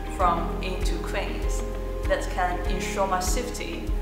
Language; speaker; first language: English; non-native, fluent; Chinese